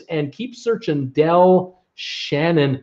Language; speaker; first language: English; native; English